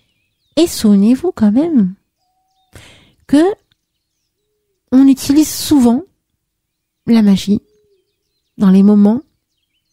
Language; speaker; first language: French; native; French